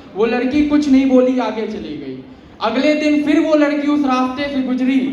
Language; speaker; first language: Hindi; native; Hindi